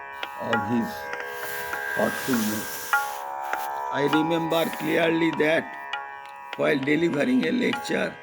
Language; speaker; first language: English; non-native, local second language; Bangla